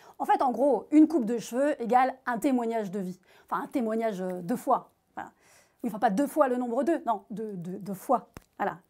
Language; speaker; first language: French; native; French